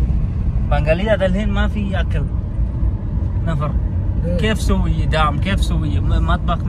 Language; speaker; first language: Arabic; non-native, learner; Bangla